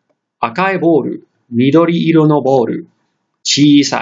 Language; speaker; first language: Japanese; non-native, fluent; English